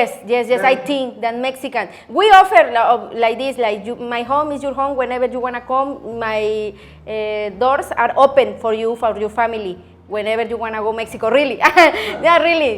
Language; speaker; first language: English; non-native, learner; Spanish